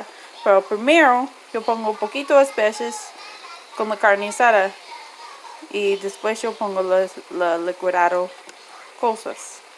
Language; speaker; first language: Spanish; non-native, learner; English